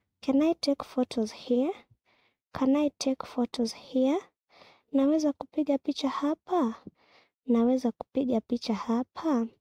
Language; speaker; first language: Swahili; non-native, local second language; Kikuyu